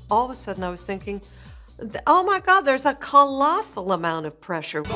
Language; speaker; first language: English; native; English